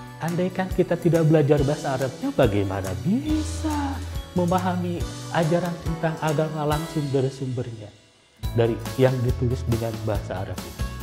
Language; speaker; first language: Indonesian; non-native, local second language; Sundanese